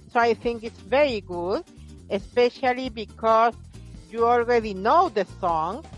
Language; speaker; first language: English; non-native, fluent; Spanish